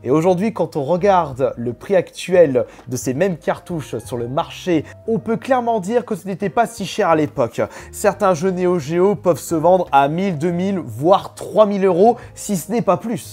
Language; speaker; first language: French; native; French